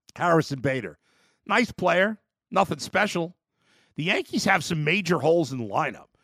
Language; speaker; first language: English; native; English